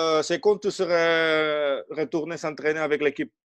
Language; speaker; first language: French; non-native, fluent; Indonesian